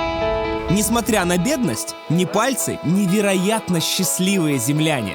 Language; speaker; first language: Russian; native; Russian